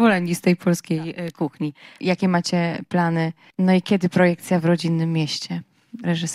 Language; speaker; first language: Polish; native; Polish